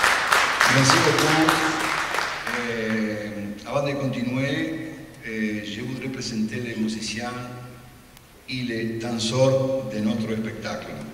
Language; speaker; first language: French; non-native, fluent; Spanish